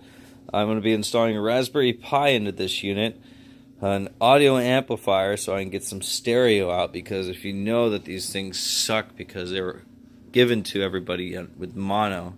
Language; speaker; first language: English; native; English